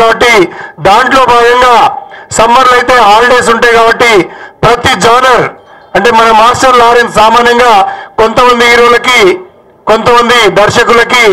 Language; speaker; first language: Telugu; native; Telugu